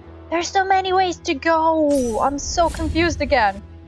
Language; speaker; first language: English; non-native, fluent; Russian